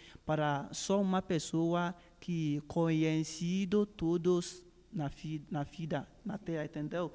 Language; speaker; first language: Portuguese; non-native, learner; Yoruba